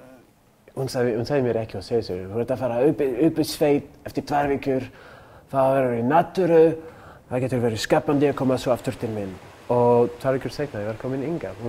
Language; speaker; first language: Icelandic; non-native, learner; French